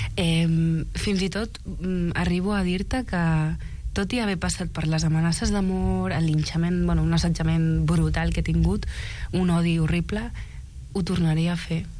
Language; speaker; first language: Catalan; early bilingual, other home language; Arabic